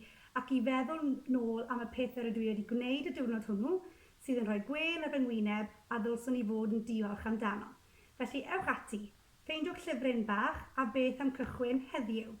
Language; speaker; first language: Welsh; native; Welsh